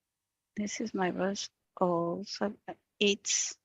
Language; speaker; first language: English; non-native, learner; Spanish